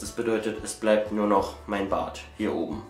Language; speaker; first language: German; native; German